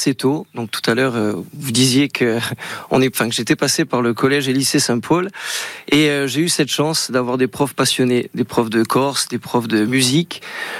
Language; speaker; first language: French; native; French